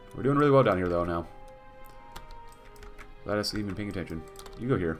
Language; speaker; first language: English; native; English